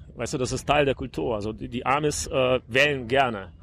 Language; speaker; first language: German; non-native, fluent; Russian